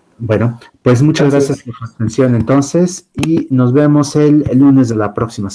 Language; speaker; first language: Spanish; native; Spanish